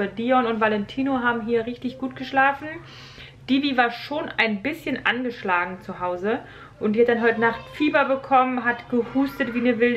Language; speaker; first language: German; native; German